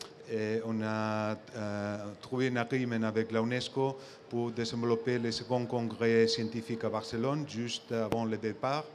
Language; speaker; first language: French; non-native, fluent; Spanish